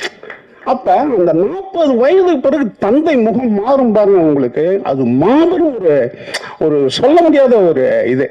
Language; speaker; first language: Tamil; native; Tamil